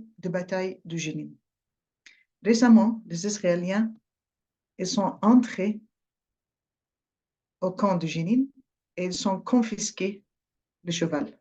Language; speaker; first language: French; non-native, fluent; Arabic